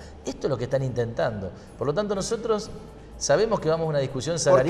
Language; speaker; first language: Spanish; native; Spanish